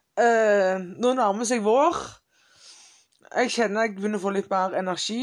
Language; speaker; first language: Norwegian; non-native, fluent; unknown